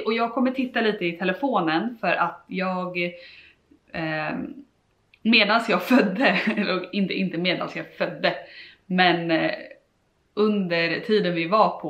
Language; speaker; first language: Swedish; native; Swedish